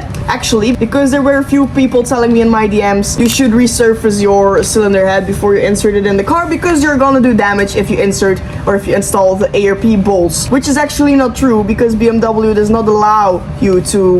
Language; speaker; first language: English; non-native, fluent; Dutch